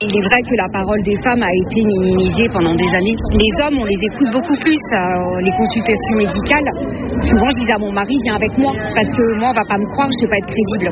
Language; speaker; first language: French; native; French